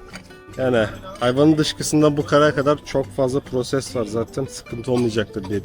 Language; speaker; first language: Turkish; native; Turkish